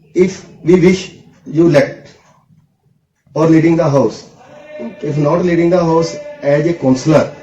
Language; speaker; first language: English; non-native, local second language; Punjabi